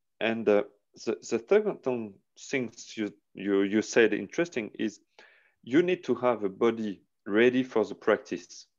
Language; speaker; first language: English; non-native, learner; French